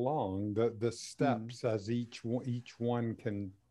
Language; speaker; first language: English; non-native, fluent; Spanish